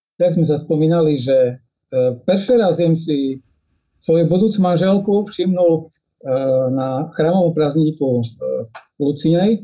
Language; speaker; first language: Slovak; native; Slovak